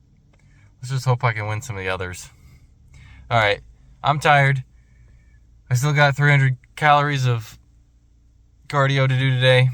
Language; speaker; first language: English; native; English